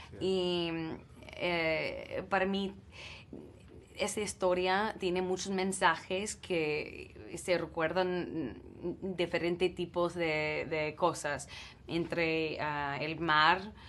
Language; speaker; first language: Spanish; non-native, learner; English